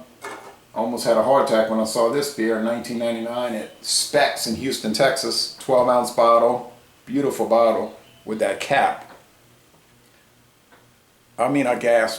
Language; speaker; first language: English; native; English